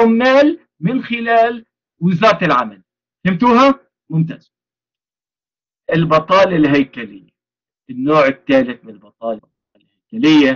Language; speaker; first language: Arabic; native; Arabic